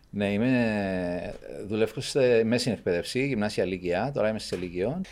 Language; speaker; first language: Greek; native; Greek